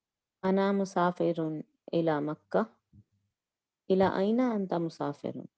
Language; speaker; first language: Arabic; non-native, learner; Urdu